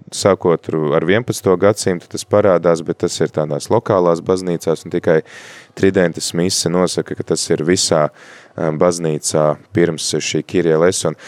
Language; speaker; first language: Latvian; native; Latvian